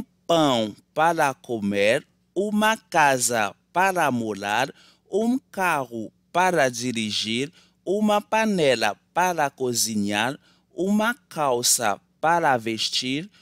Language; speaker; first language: Portuguese; non-native, learner; Haitian Creole